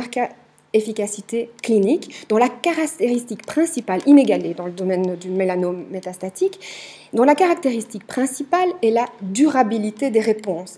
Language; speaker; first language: French; native; French